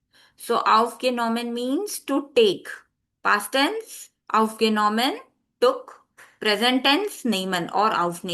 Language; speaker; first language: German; non-native, fluent; Hindi